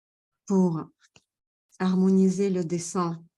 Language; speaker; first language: French; non-native, fluent; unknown